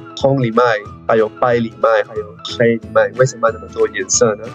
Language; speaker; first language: Chinese; non-native, fluent; Spanish